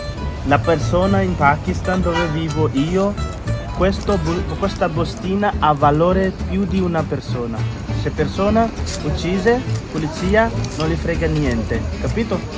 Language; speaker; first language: Italian; non-native, learner; Urdu